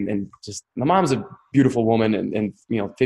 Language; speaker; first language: English; non-native, fluent; Russian